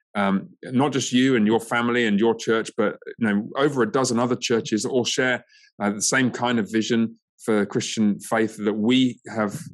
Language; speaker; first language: English; native; English